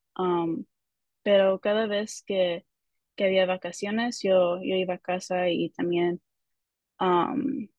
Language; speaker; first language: Spanish; early bilingual, heritage; Spanish